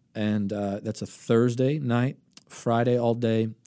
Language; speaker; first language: English; early bilingual, other home language; Greek